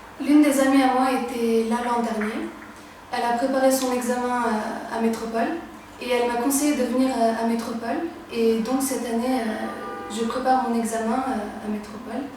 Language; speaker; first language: French; early bilingual, other home language; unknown